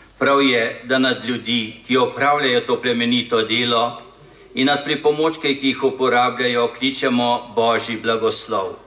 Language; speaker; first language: Slovenian; native; Slovenian